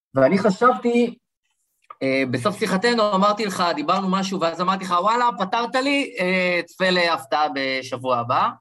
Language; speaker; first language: Hebrew; early bilingual, other home language; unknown